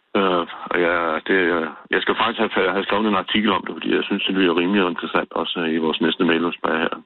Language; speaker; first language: Danish; native; Danish